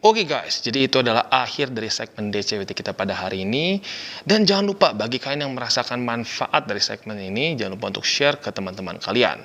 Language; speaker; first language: Indonesian; native; Indonesian